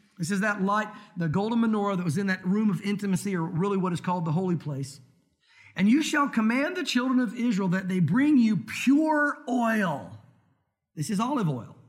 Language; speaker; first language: English; native; English